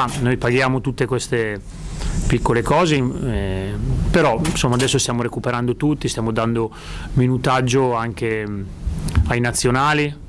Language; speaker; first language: Italian; native; Italian